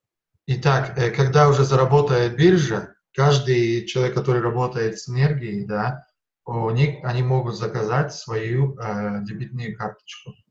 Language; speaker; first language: Russian; non-native, fluent; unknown